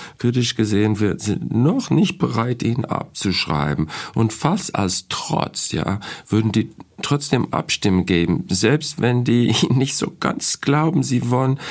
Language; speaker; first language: German; non-native, fluent; English